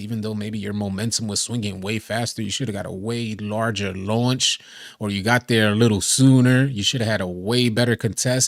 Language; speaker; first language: English; native; English